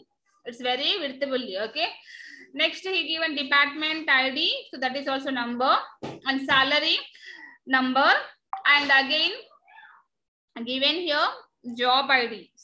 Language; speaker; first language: English; non-native, local second language; Telugu